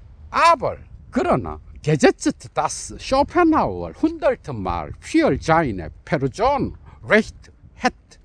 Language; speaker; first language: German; non-native, learner; Korean